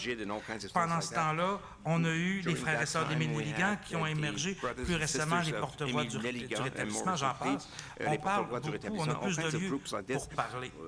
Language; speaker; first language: French; native; French